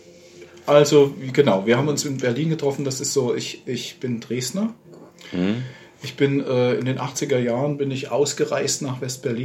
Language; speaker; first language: German; native; German